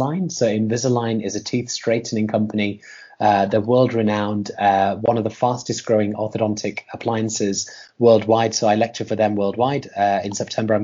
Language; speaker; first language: English; native; English